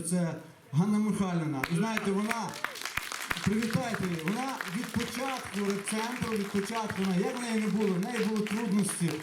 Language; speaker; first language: Ukrainian; native; Ukrainian